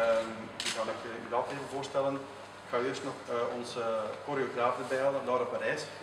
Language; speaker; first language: Dutch; native; Dutch